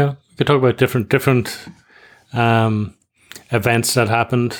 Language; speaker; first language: English; native; English